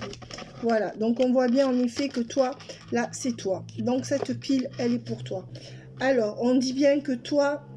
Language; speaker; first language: French; native; French